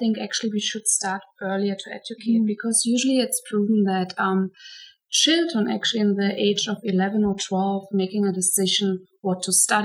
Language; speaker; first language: English; non-native, fluent; German